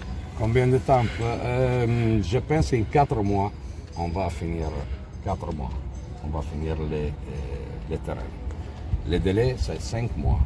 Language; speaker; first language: French; non-native, learner; Italian